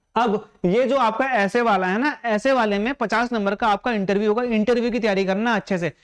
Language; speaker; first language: Hindi; native; Hindi